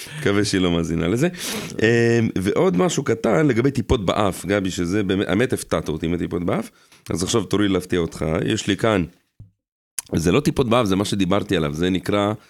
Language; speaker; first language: Hebrew; early bilingual, other home language; Russian